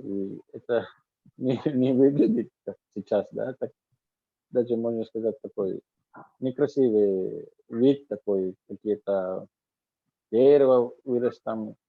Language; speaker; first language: Russian; non-native, learner; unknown